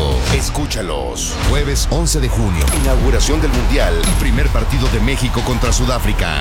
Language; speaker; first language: Spanish; native; Spanish